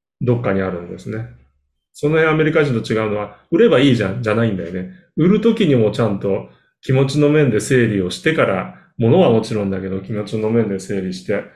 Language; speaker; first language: Japanese; native; Japanese